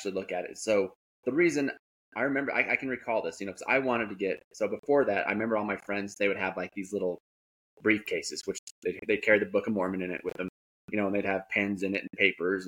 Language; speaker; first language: English; native; English